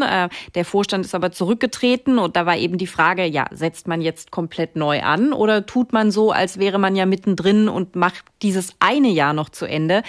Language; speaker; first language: German; native; German